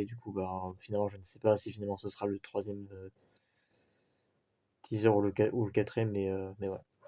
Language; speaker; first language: French; native; French